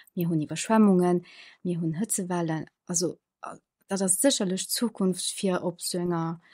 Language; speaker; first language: Luxembourgish; early bilingual, other home language; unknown